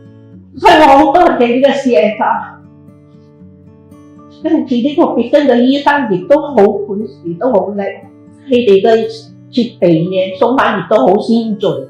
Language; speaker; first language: Cantonese; native; Cantonese